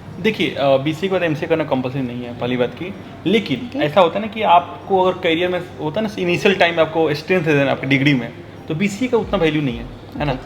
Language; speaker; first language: Hindi; native; Hindi